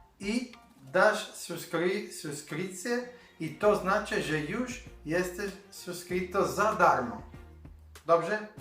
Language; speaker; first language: Polish; non-native, learner; Italian